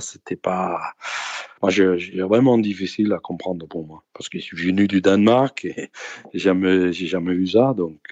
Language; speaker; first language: French; non-native, fluent; Danish